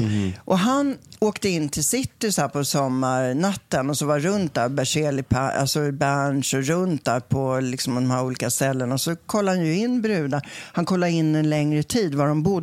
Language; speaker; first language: Swedish; native; Swedish